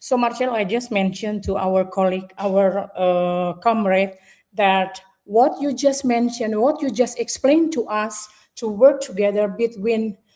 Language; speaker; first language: English; non-native, fluent; Indonesian